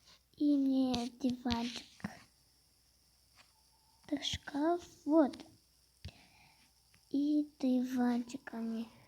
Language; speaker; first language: Russian; non-native, local second language; Kazakh